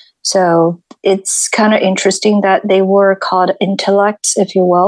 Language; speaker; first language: English; non-native, fluent; Chinese